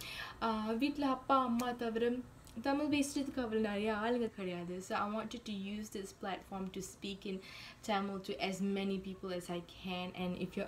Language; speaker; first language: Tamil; early bilingual, heritage; Tamil